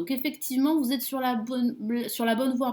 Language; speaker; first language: French; native; French